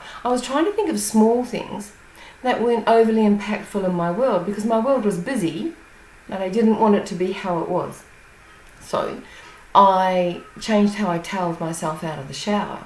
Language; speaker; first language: English; native; English